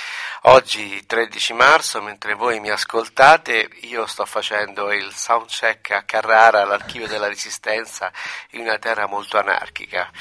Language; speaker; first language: Italian; native; Italian